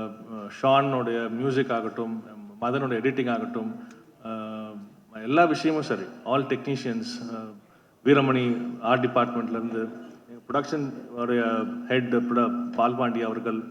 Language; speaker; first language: Tamil; native; Tamil